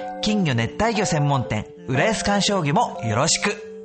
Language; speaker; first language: Japanese; native; Japanese